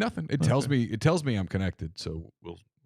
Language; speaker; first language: English; native; English